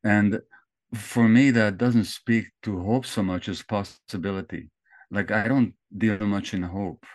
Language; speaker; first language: English; early bilingual, other home language; Hungarian